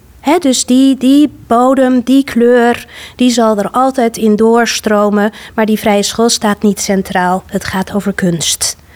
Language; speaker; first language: Dutch; native; Dutch